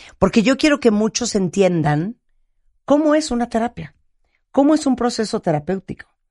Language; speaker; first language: Spanish; native; Spanish